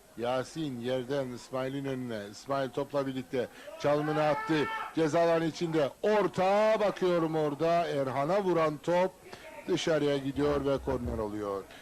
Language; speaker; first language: Turkish; native; Turkish